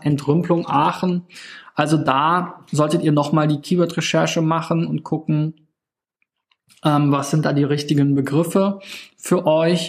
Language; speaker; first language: German; native; German